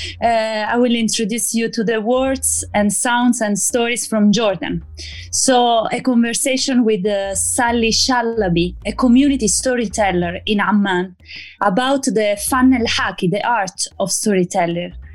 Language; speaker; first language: English; non-native, fluent; Italian